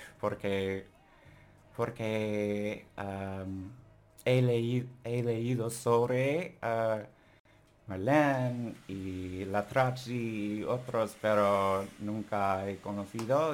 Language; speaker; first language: Spanish; non-native, learner; English